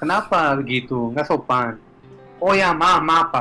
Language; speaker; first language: Indonesian; non-native, fluent; Hebrew